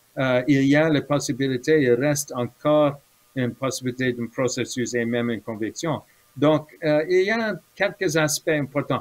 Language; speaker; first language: French; non-native, fluent; English